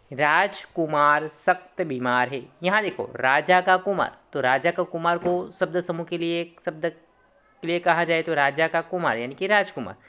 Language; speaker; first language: Hindi; non-native, local second language; Gujarati